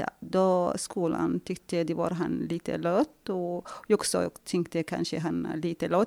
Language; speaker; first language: Swedish; non-native, fluent; Arabic